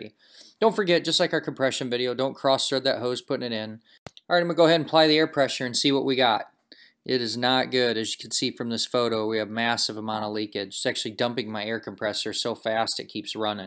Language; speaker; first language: English; native; English